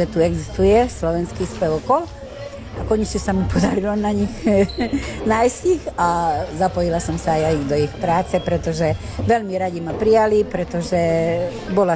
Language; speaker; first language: Slovak; native; Slovak